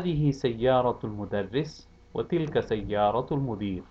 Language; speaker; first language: Arabic; non-native, fluent; English